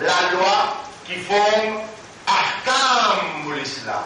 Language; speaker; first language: French; non-native, local second language; Morisyen